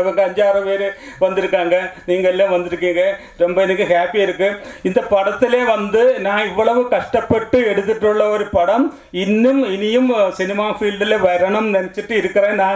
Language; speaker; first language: Tamil; non-native, local second language; Malayalam